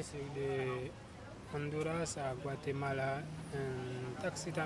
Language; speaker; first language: Spanish; non-native, learner; Haitian Creole